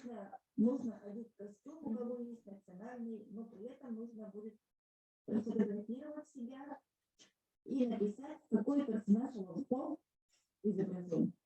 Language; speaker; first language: Russian; native; Russian